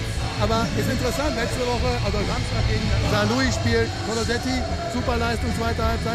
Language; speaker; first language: German; native; German